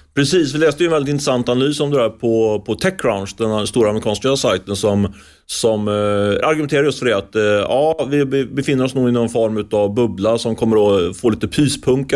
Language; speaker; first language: Swedish; native; Swedish